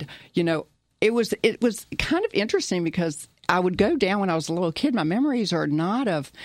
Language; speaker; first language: English; early bilingual, other home language; German